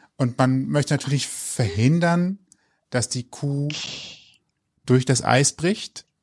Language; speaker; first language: German; native; German